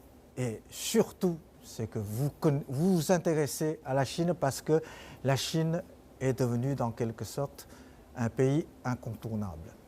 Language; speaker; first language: French; non-native, fluent; Chinese